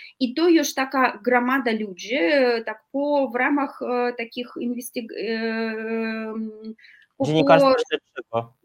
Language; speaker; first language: Polish; non-native, fluent; Russian